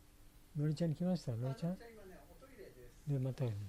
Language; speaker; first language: Japanese; non-native, fluent; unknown